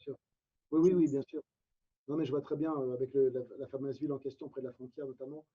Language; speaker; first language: French; native; French